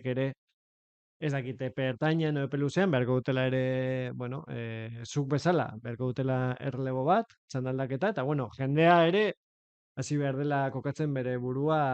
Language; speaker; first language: Basque; native; Basque